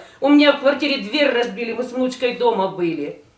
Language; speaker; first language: Russian; native; Russian